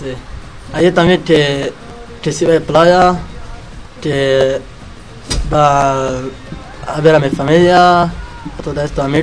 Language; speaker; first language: Spanish; non-native, learner; Arabic